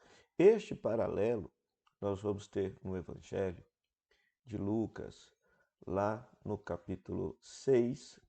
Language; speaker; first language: Portuguese; native; Portuguese